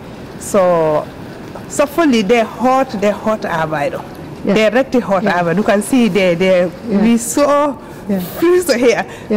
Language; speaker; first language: Danish; non-native, learner; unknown